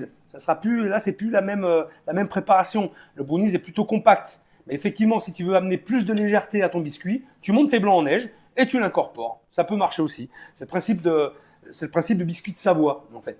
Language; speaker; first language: French; native; French